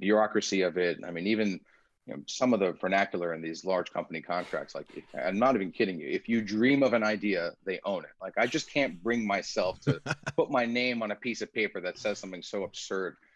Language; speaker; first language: English; early bilingual, other home language; Persian